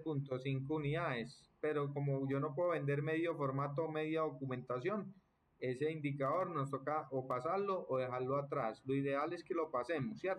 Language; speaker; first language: Spanish; native; Spanish